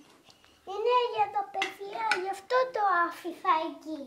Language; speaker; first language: Greek; early bilingual, heritage; Greek